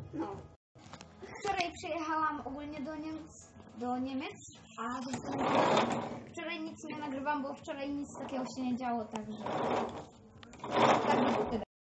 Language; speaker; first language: Polish; native; Polish